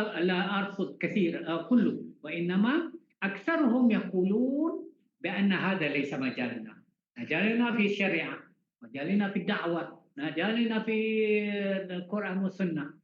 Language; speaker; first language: Arabic; non-native, fluent; Malay